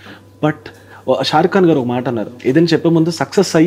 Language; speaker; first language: Telugu; native; Telugu